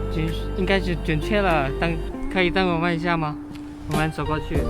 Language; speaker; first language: Chinese; non-native, learner; Vietnamese